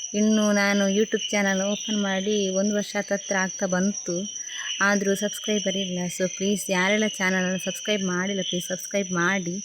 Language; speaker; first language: Kannada; native; Kannada